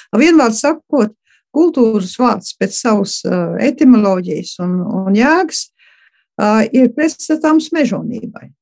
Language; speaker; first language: Latvian; early bilingual, heritage; Latvian